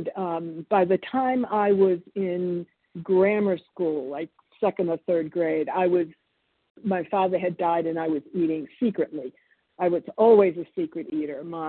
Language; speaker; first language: English; early bilingual, other home language; Italian